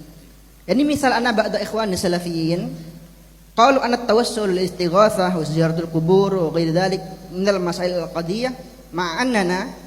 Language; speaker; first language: Arabic; non-native, fluent; Indonesian